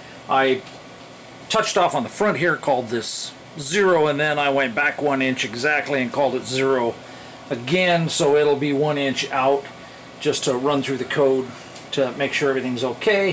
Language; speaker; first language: English; native; English